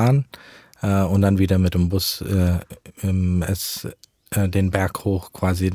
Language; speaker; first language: German; early bilingual, heritage; German